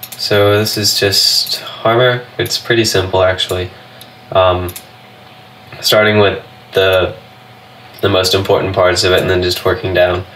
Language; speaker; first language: English; native; English